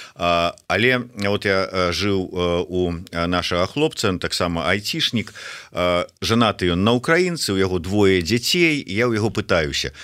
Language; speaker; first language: Belarusian; native; Belarusian